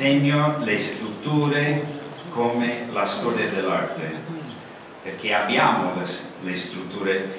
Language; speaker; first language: Italian; non-native, learner; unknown